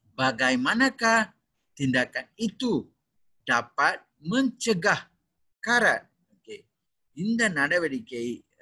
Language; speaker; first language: Malay; native; Malay